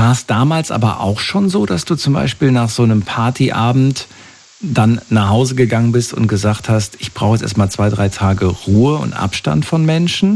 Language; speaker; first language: German; native; German